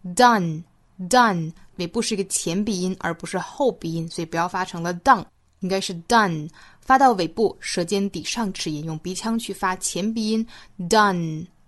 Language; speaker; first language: Chinese; native; Chinese